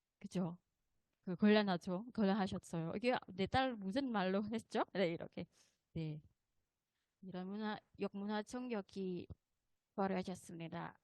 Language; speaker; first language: Korean; non-native, fluent; Indonesian